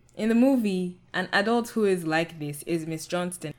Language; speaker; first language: English; non-native, local second language; Yoruba